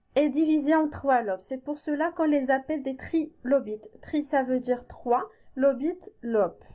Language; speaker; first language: French; non-native, local second language; Arabic